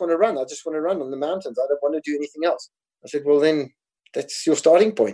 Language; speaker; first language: English; native; English